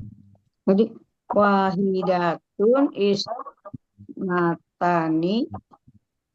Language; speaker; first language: Arabic; non-native, learner; Indonesian